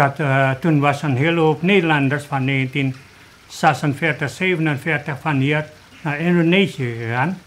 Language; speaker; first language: Dutch; early bilingual, other home language; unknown